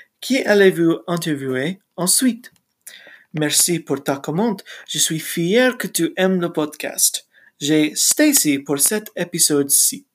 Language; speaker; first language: French; non-native, learner; English